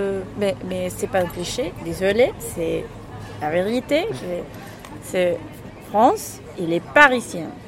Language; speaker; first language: French; non-native, learner; Spanish